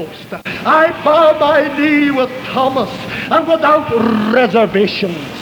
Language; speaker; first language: English; native; English